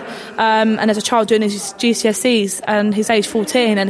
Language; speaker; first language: English; native; English